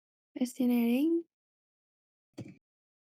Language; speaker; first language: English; non-native, learner; Indonesian